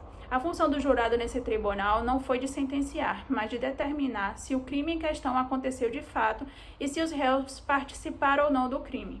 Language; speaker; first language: Portuguese; native; Portuguese